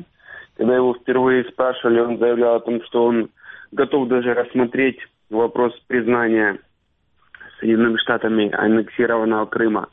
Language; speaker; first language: Russian; native; Russian